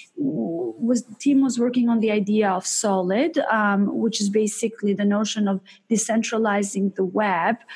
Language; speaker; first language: English; early bilingual, other home language; Albanian